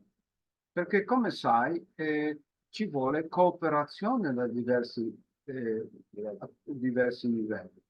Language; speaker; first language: Italian; non-native, fluent; Polish